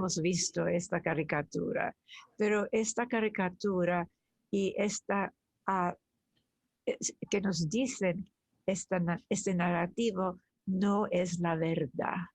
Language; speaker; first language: Spanish; early bilingual, other home language; German